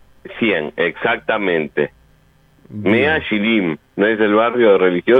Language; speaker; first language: Spanish; native; Spanish